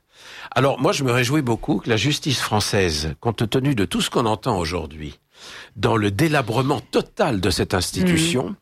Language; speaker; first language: French; native; French